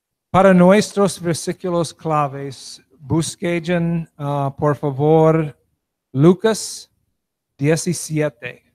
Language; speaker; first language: Spanish; non-native, learner; English